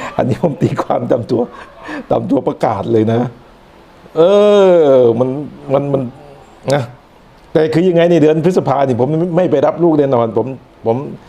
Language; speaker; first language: Thai; non-native, local second language; Northern Khmer